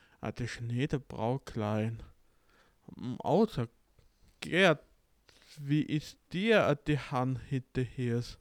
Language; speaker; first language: German; non-native, learner; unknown